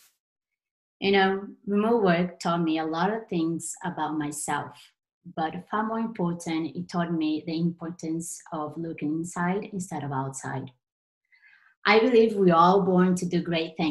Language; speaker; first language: English; non-native, fluent; Portuguese